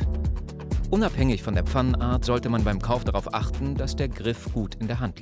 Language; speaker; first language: German; native; German